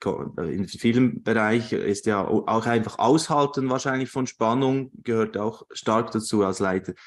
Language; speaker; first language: German; native; German